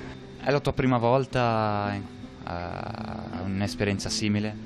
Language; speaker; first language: Italian; native; Italian